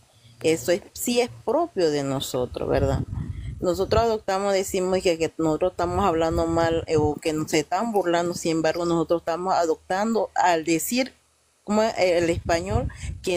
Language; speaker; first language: Spanish; non-native, local second language; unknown